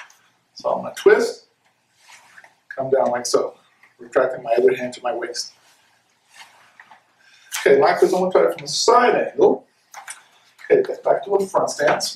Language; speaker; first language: English; native; English